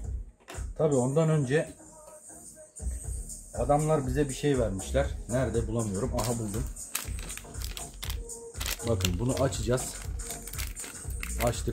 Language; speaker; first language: Turkish; native; Turkish